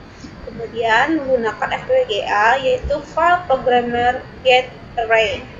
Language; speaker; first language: Indonesian; native; Indonesian